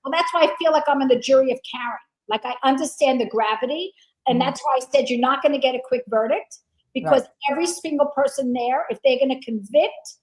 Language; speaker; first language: English; native; English